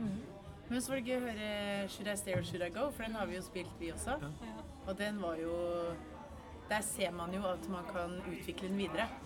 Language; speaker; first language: Norwegian; native; Norwegian